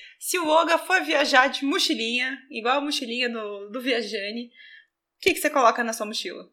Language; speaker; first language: Portuguese; native; Portuguese